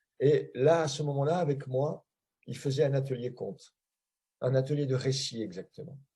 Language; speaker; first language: French; native; French